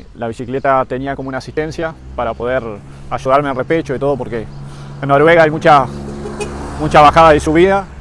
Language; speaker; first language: Spanish; native; Spanish